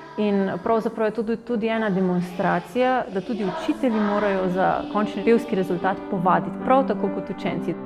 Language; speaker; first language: Slovenian; native; Slovenian